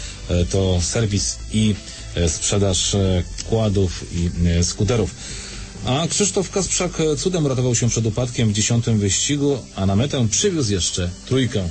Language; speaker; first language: Polish; native; Polish